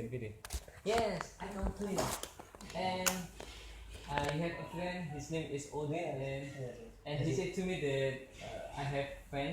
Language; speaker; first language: English; non-native, learner; Indonesian